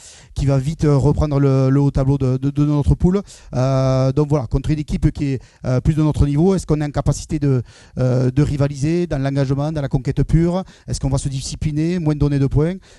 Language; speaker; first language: French; native; French